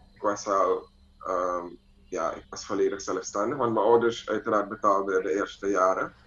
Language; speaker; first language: Dutch; native; Dutch